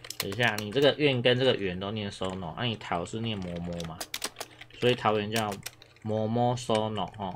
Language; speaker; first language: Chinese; native; Chinese